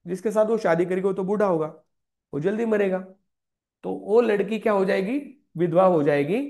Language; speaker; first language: Hindi; non-native, local second language; Marathi